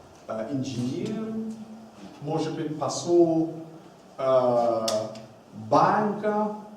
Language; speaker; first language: Russian; non-native, learner; English